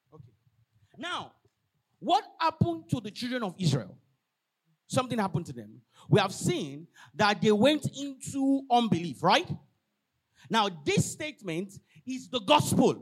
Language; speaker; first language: English; non-native, local second language; Yoruba